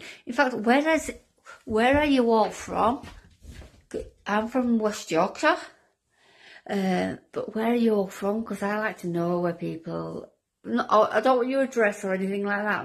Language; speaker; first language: English; native; English